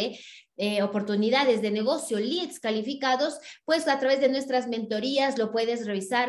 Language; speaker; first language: Spanish; native; Spanish